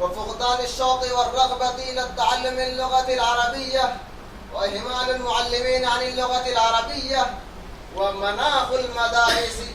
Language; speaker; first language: Arabic; non-native, learner; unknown